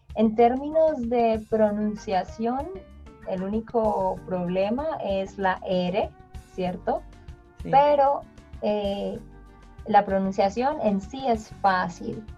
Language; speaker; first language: Spanish; native; Spanish